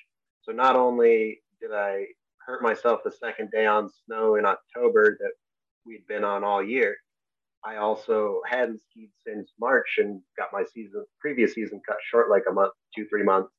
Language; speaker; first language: English; native; English